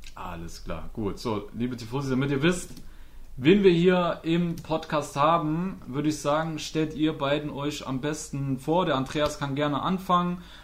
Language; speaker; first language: German; native; German